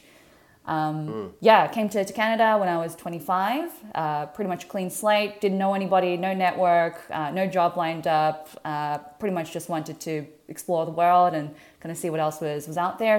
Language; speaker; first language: English; native; English